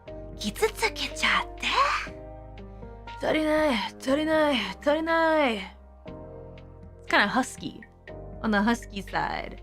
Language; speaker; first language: Japanese; non-native, learner; English